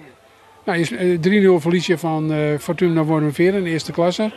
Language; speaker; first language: Dutch; native; Dutch